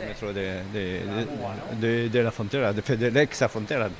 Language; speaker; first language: Spanish; non-native, fluent; French